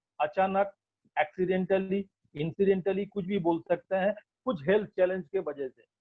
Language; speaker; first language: Hindi; non-native, local second language; Bangla